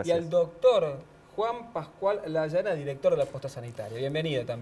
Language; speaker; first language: Spanish; native; Spanish